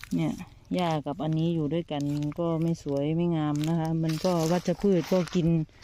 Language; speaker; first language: Thai; non-native, local second language; Lao